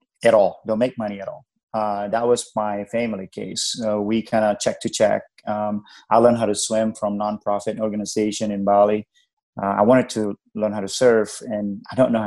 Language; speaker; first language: English; non-native, fluent; Indonesian